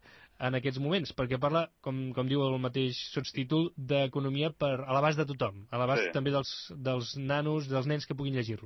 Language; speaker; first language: Catalan; native; Catalan